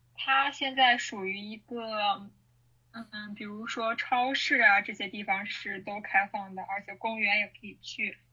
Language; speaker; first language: Chinese; native; Chinese